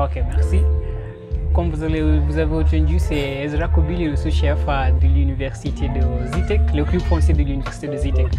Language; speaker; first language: French; non-native, fluent; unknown